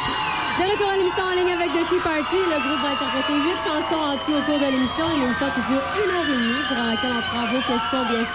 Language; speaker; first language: French; native; French